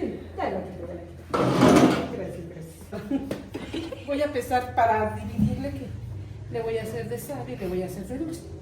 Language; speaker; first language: Spanish; native; Spanish